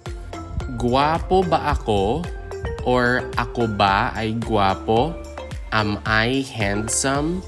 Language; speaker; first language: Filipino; non-native, local second language; Hiligaynon